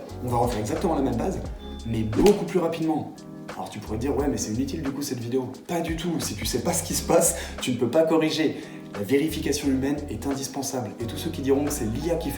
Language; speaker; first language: French; native; French